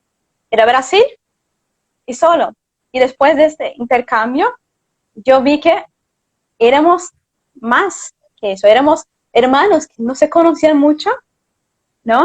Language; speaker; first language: Spanish; non-native, fluent; Portuguese